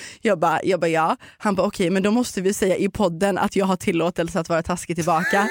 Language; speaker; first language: Swedish; early bilingual, other home language; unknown